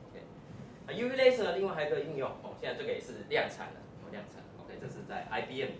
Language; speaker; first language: Chinese; native; Chinese